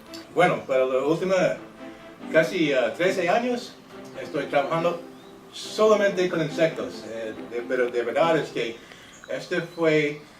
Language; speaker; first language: Spanish; non-native, fluent; English